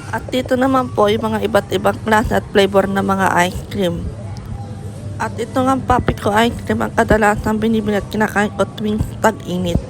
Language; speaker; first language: Filipino; native; Filipino